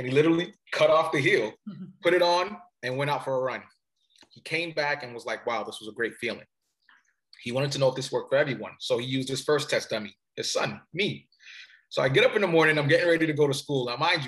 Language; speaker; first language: English; early bilingual, other home language; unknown